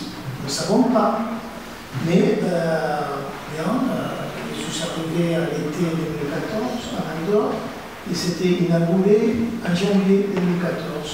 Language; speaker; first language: French; non-native, fluent; Spanish